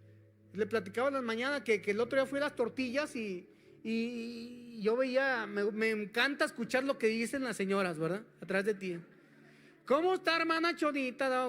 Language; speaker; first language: Spanish; native; Spanish